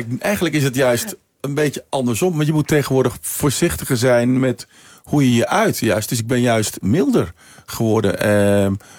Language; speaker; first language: Dutch; early bilingual, other home language; Sranan Tongo